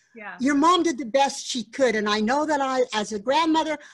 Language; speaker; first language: English; native; English